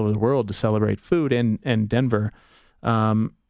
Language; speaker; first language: English; early bilingual, other home language; German